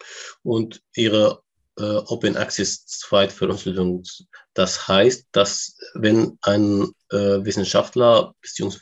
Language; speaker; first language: German; non-native, learner; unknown